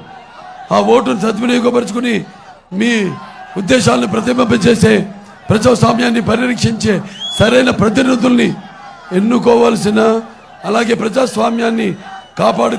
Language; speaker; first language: Telugu; native; Telugu